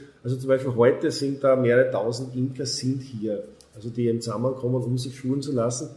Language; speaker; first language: German; native; German